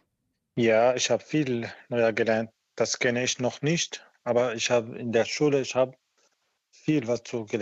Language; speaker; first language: German; non-native, learner; Arabic